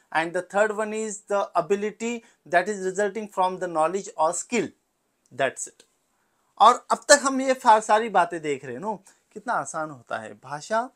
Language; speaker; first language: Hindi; non-native, local second language; Marathi